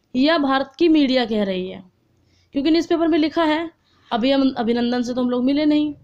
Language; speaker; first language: Hindi; native; Hindi